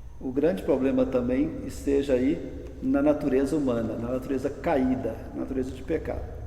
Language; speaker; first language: Portuguese; native; Portuguese